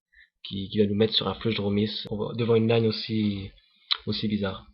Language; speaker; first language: French; native; French